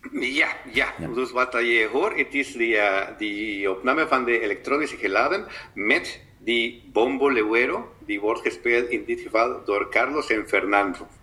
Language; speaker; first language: Dutch; non-native, fluent; Spanish